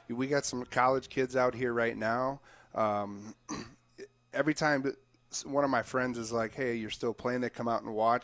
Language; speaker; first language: English; native; English